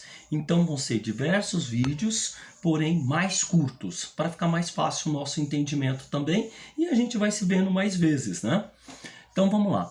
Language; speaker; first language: Portuguese; native; Portuguese